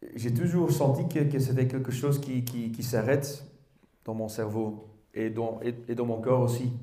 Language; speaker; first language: French; non-native, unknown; Dutch